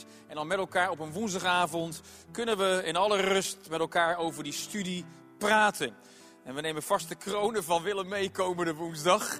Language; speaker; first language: Dutch; native; Dutch